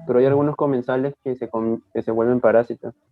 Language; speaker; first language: Spanish; native; Spanish